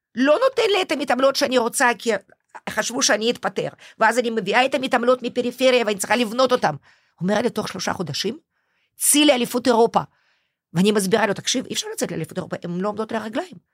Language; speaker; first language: Hebrew; non-native, fluent; Russian